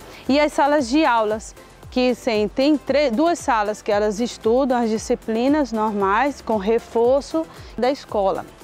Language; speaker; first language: Portuguese; native; Portuguese